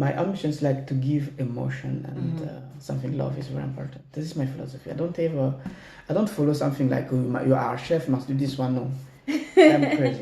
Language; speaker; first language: English; non-native, learner; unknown